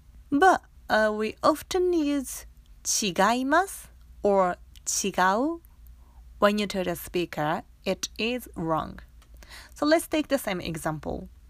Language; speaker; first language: English; non-native, fluent; Japanese